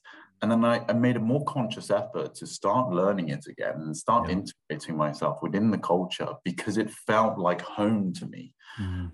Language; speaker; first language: English; non-native, local second language; Thai